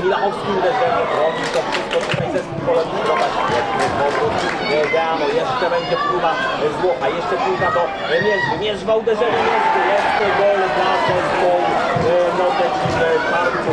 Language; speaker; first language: Polish; native; Polish